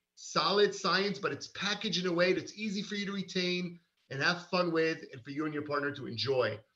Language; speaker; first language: English; early bilingual, other home language; Hebrew